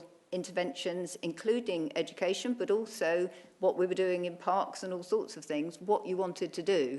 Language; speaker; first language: English; native; English